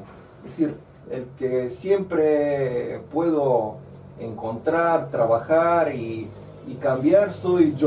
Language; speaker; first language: Spanish; non-native, fluent; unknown